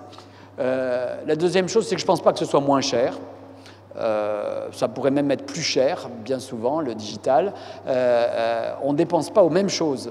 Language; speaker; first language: French; native; French